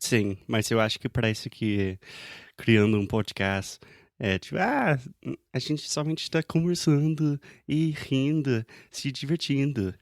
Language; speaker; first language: Portuguese; non-native, fluent; English